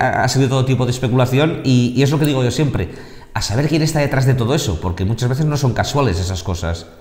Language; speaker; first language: Spanish; non-native, local second language; Catalan